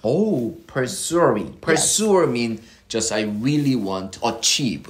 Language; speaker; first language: English; non-native, fluent; Korean